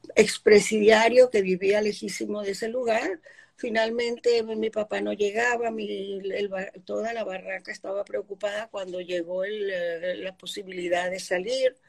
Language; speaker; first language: Spanish; early bilingual, other home language; Polish